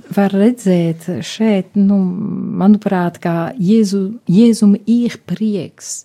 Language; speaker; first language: Latvian; non-native, fluent; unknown